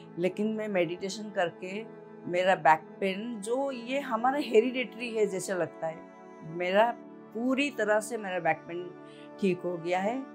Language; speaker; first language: Hindi; non-native, local second language; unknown